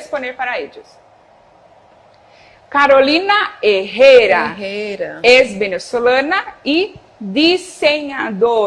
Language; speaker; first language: Spanish; non-native, fluent; Portuguese